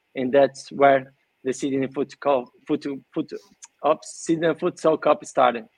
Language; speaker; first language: English; non-native, fluent; Portuguese